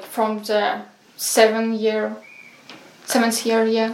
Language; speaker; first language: English; non-native, fluent; Ukrainian